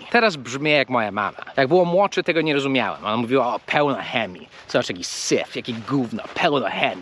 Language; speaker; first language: Polish; early bilingual, heritage; Polish